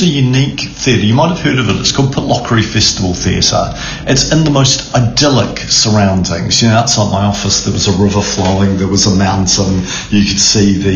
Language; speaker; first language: English; native; English